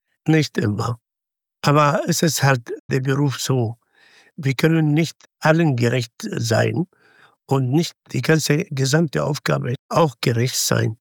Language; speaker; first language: German; non-native, fluent; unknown